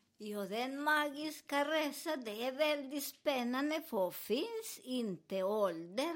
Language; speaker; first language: Swedish; non-native, fluent; Spanish